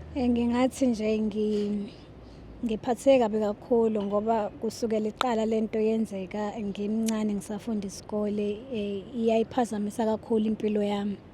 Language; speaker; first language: Zulu; native; Zulu